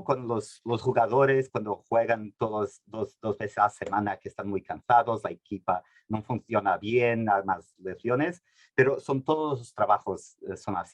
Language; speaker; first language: Spanish; non-native, fluent; Portuguese